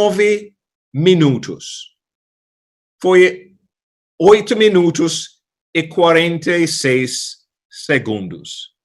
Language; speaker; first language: Portuguese; non-native, fluent; English